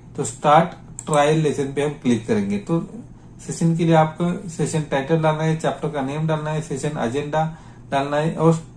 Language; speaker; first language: Hindi; non-native, local second language; Marathi